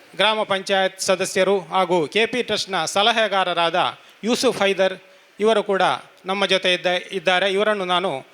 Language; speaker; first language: Kannada; non-native, local second language; Badaga